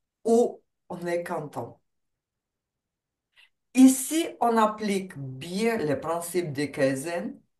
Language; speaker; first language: French; non-native, fluent; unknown